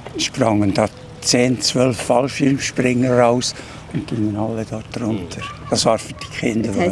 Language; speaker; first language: German; native; German